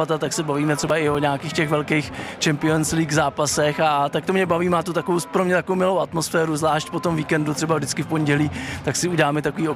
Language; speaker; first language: Czech; native; Czech